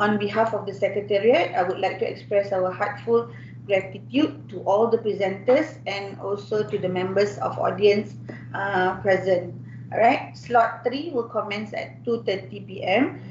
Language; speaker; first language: English; non-native, local second language; Malay